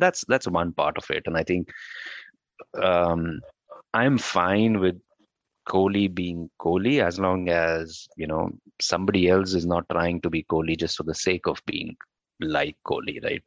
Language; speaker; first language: English; non-native, local second language; Hindi